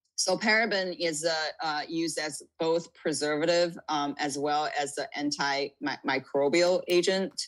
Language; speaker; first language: English; non-native, fluent; Chinese